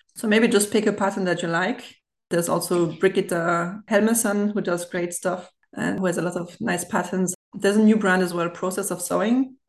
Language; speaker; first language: English; non-native, fluent; German